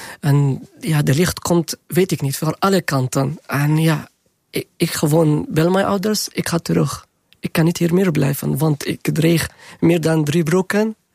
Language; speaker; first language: Dutch; non-native, learner; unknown